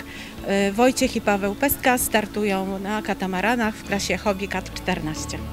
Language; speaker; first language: Polish; native; Polish